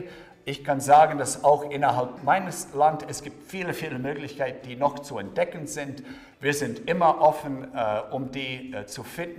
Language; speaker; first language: German; non-native, fluent; Latvian